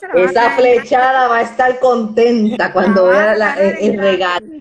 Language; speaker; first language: Spanish; native; Spanish